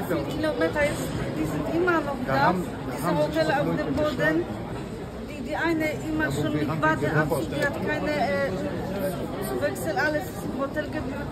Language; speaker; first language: German; non-native, learner; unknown